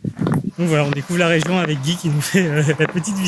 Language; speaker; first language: French; native; French